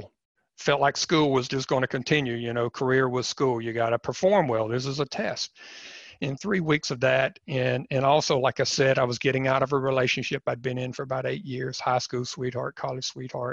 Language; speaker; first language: English; native; English